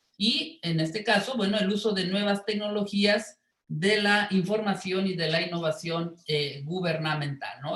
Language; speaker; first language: Spanish; native; Spanish